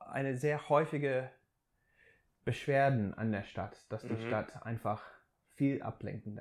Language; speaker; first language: German; non-native, fluent; English